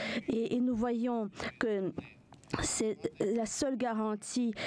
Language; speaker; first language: French; non-native, fluent; Ukrainian